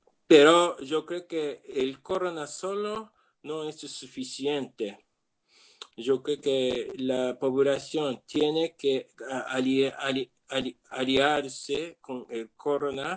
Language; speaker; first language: Spanish; non-native, learner; Japanese